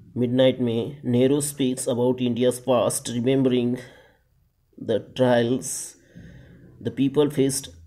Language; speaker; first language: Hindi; non-native, local second language; Marathi